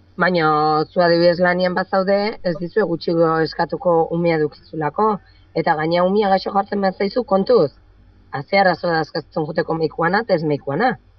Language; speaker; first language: Basque; non-native, local second language; Spanish